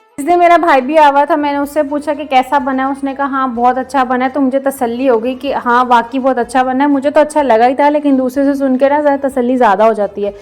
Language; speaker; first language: Hindi; non-native, local second language; Punjabi